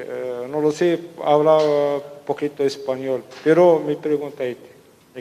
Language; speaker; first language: Spanish; non-native, learner; Riffian